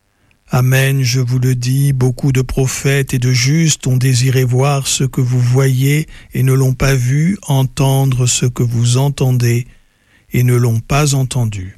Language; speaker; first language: French; native; French